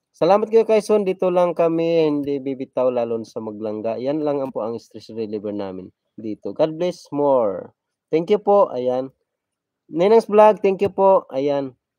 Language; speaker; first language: Filipino; non-native, local second language; Cebuano